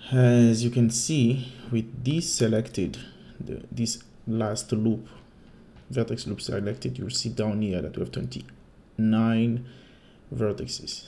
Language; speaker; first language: English; non-native, fluent; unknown